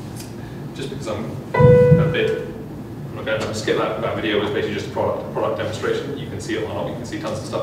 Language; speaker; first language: English; native; English